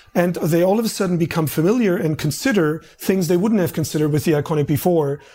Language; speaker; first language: English; non-native, fluent; German